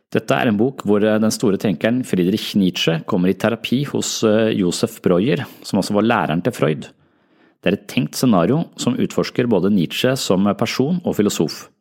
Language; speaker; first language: Norwegian; native; Norwegian